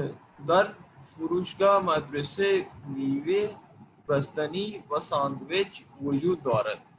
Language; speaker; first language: Persian; non-native, learner; Urdu